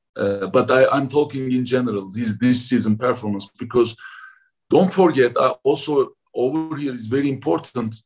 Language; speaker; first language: English; non-native, fluent; Turkish